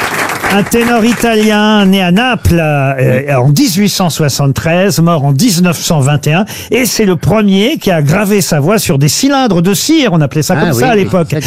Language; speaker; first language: French; native; French